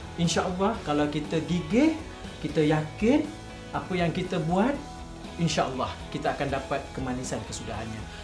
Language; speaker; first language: Malay; native; Malay